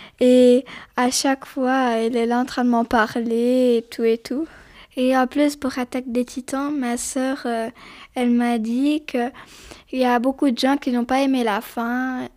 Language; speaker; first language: French; early bilingual, other home language; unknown